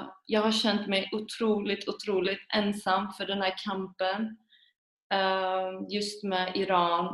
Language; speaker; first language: Swedish; early bilingual, other home language; Persian